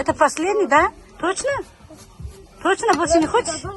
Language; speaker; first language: Russian; non-native, local second language; Tajik